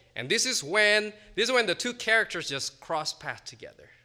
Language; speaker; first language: English; non-native, fluent; Indonesian